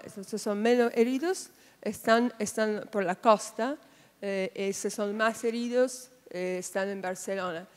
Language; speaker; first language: Spanish; non-native, fluent; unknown